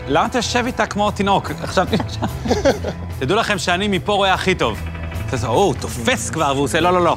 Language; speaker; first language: Hebrew; native; Hebrew